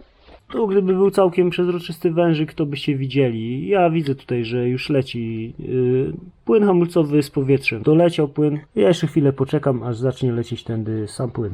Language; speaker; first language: Polish; native; Polish